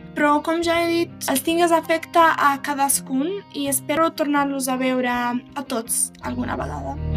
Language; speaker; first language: Catalan; non-native, fluent; Serbian